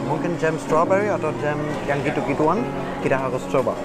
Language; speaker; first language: Indonesian; non-native, fluent; German